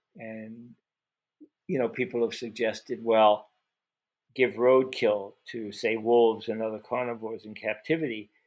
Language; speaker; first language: English; native; English